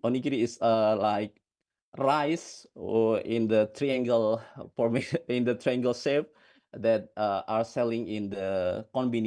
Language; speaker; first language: English; non-native, fluent; Indonesian